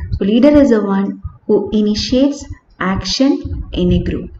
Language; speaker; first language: English; non-native, local second language; Malayalam